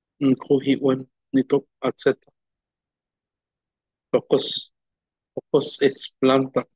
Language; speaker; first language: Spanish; non-native, local second language; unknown